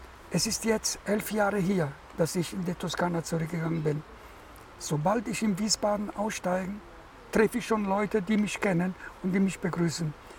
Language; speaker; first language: German; non-native, fluent; Italian